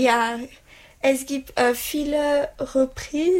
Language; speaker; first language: German; non-native, learner; French